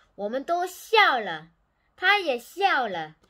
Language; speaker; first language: Chinese; non-native, learner; English